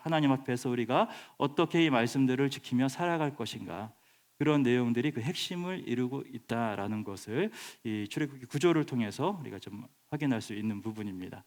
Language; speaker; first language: Korean; native; Korean